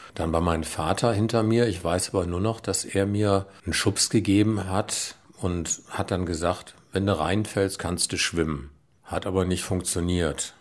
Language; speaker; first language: German; native; German